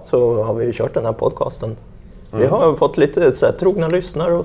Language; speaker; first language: Swedish; native; Swedish